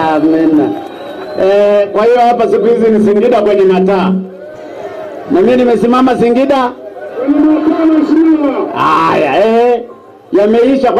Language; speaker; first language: Swahili; native; Swahili